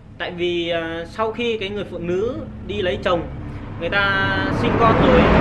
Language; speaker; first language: Vietnamese; non-native, local second language; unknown